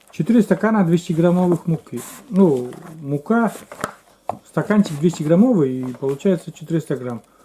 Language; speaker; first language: Russian; native; Russian